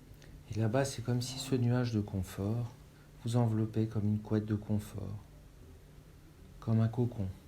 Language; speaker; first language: French; native; French